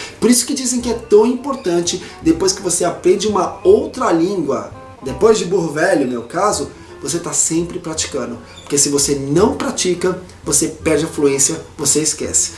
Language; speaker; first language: Portuguese; native; Portuguese